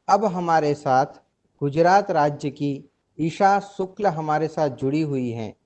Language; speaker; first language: Hindi; non-native, local second language; Gujarati